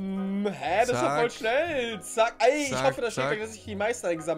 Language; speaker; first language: German; native; German